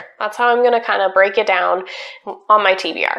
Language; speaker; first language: English; native; English